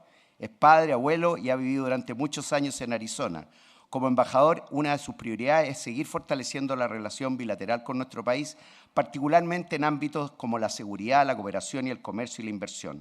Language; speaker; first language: Spanish; native; Spanish